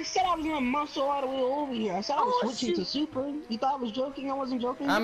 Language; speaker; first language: English; native; English